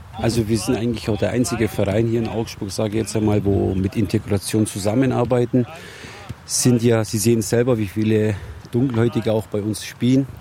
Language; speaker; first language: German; early bilingual, other home language; Turkish